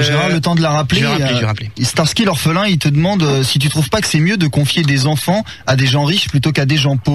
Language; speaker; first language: French; native; French